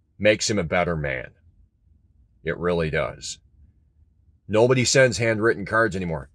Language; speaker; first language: English; native; English